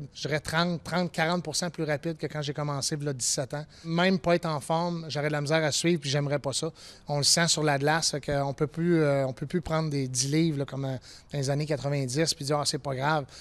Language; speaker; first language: French; native; French